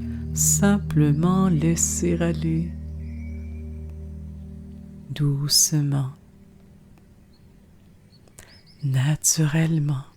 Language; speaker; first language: French; native; French